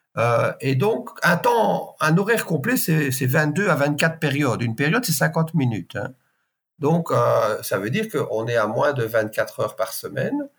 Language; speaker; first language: French; native; French